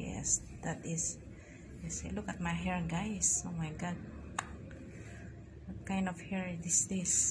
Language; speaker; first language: English; non-native, local second language; Filipino